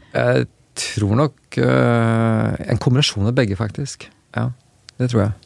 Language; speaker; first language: Norwegian; native; Norwegian